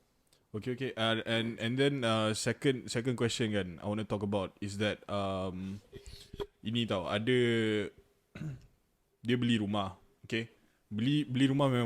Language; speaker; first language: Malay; native; Malay